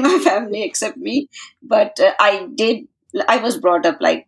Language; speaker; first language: English; non-native, local second language; Hindi